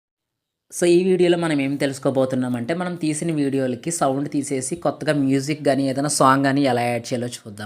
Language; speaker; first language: Telugu; native; Telugu